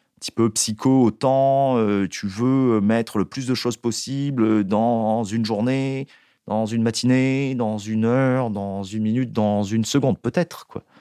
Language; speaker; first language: French; native; French